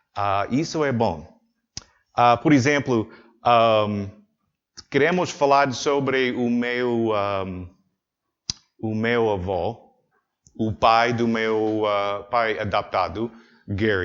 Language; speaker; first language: Portuguese; non-native, learner; English